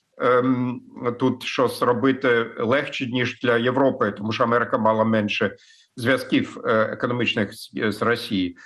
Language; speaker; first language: Ukrainian; non-native, fluent; German